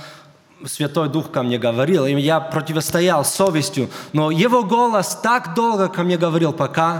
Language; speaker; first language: Russian; early bilingual, heritage; German